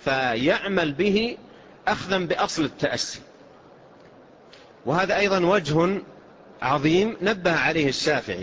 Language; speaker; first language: Arabic; native; Arabic